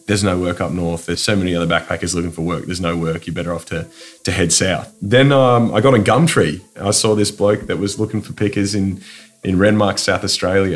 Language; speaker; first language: English; native; English